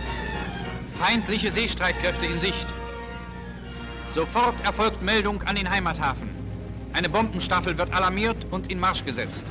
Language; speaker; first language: German; native; German